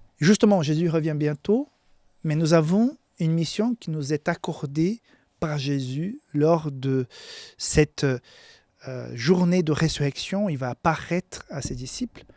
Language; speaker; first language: French; non-native, fluent; Portuguese